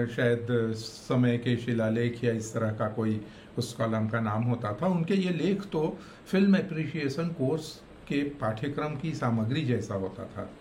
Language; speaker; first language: Hindi; native; Hindi